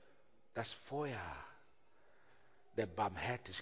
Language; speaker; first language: German; non-native, learner; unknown